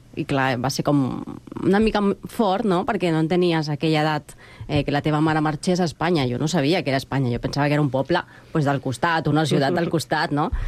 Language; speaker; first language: Catalan; non-native, fluent; Spanish